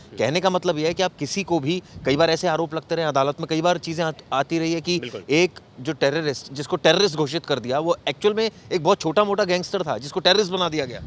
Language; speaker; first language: Hindi; native; Hindi